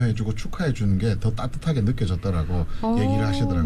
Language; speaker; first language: Korean; native; Korean